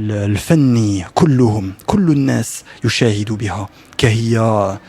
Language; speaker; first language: Arabic; non-native, learner; French